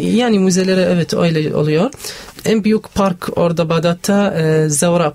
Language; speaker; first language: Turkish; non-native, learner; Arabic